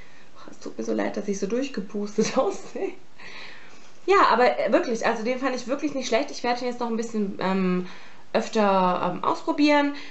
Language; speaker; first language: German; native; German